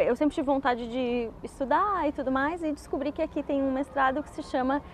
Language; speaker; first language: Portuguese; native; Portuguese